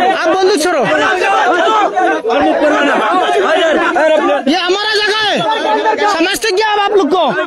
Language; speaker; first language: Hindi; non-native, learner; Bangla